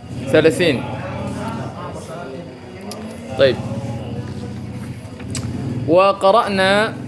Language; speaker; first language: Arabic; non-native, fluent; Indonesian